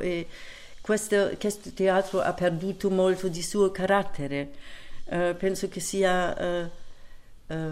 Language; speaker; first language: Italian; non-native, fluent; German